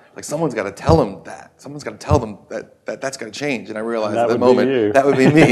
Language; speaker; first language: English; native; English